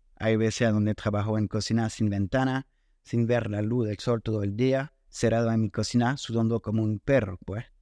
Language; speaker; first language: Spanish; non-native, fluent; French